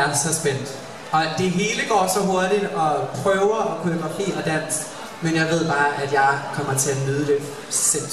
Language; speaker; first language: Danish; native; Danish